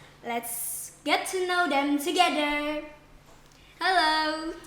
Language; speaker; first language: English; non-native, learner; Indonesian